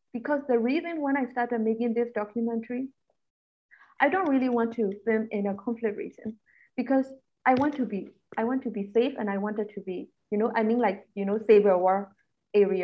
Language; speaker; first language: English; non-native, fluent; Burmese